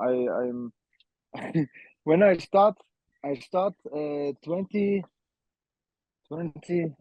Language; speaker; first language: English; non-native, learner; German